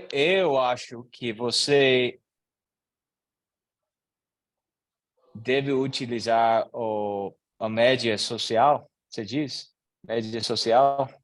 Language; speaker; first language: Portuguese; non-native, learner; English